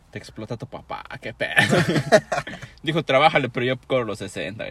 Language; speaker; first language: Spanish; early bilingual, heritage; Spanish